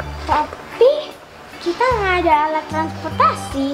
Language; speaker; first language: Indonesian; native; Indonesian